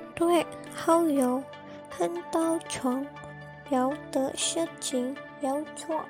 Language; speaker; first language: Chinese; non-native, learner; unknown